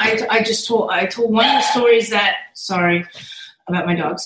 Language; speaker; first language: English; native; English